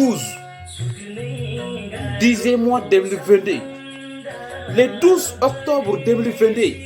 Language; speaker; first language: French; non-native, local second language; Bambara